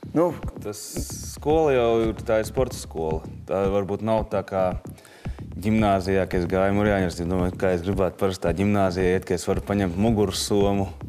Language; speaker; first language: Latvian; native; Latvian